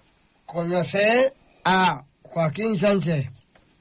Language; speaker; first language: Spanish; non-native, local second language; Catalan